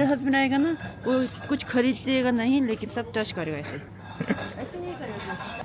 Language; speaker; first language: Hindi; non-native, learner; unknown